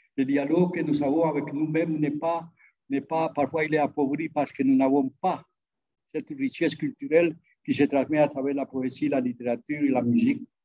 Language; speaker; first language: French; non-native, fluent; Spanish